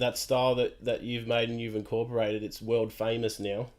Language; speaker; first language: English; native; English